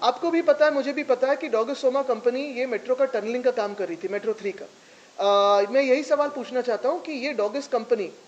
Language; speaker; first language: Hindi; non-native, local second language; Marathi